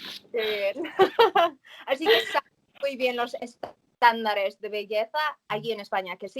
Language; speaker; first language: Spanish; early bilingual, heritage; Spanish